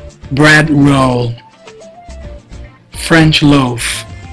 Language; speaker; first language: English; non-native, fluent; Portuguese